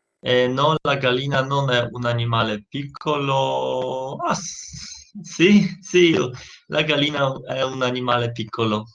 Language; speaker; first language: Italian; non-native, learner; Polish